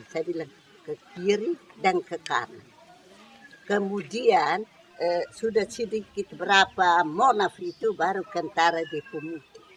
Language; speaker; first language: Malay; non-native, local second language; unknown